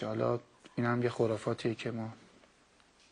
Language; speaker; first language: Persian; native; Persian